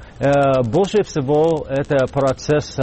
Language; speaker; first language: Russian; non-native, fluent; English